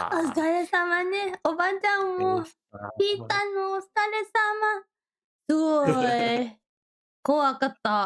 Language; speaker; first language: Japanese; non-native, learner; Thai